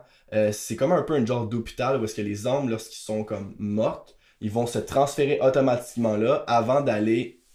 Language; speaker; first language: French; native; French